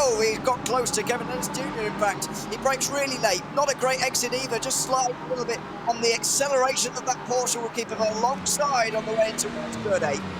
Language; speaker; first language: English; native; English